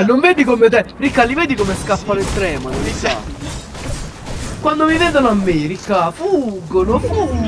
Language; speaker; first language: Italian; native; Italian